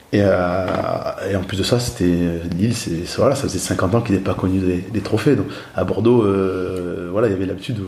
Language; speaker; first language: French; native; French